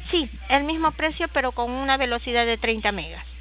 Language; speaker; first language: Spanish; native; Spanish